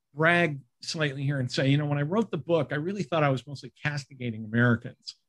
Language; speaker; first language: English; native; English